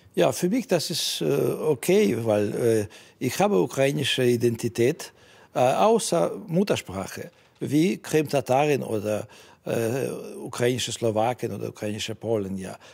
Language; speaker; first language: German; non-native, fluent; Russian